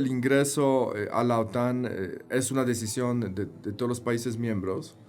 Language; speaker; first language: Spanish; non-native, fluent; Polish